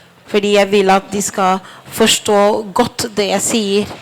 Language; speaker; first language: Swedish; non-native, fluent; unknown